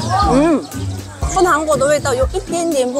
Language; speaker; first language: Chinese; non-native, fluent; Korean